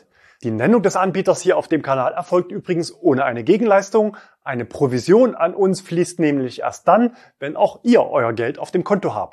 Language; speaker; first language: German; native; German